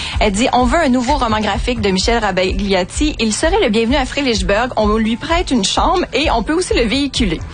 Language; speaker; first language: French; native; French